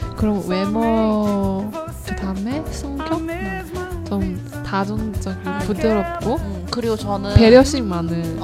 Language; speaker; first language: Korean; non-native, learner; Chinese